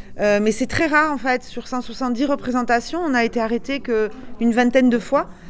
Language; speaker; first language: French; native; French